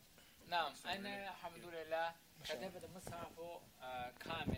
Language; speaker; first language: Arabic; non-native, learner; Chinese